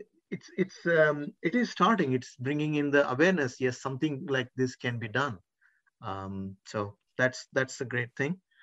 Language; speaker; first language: English; non-native, local second language; Kannada